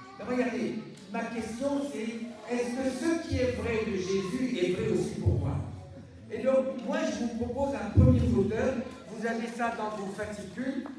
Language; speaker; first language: French; native; French